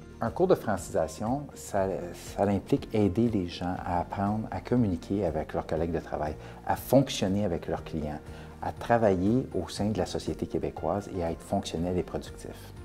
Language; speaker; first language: French; native; French